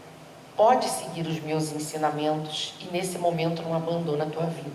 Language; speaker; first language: Portuguese; native; Portuguese